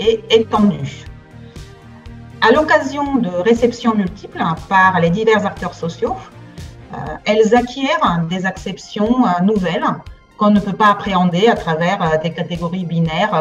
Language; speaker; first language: French; non-native, fluent; Bulgarian